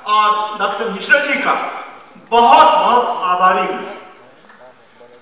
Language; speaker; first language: Hindi; non-native, fluent; Japanese